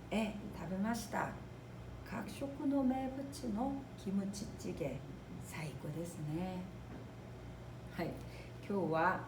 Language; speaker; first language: Japanese; non-native, fluent; Korean